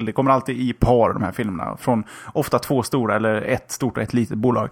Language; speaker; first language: Swedish; native; Swedish